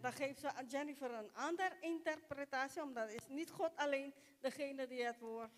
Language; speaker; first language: Dutch; non-native, local second language; Papiamento